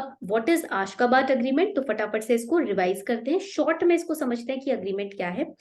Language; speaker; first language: Hindi; native; Hindi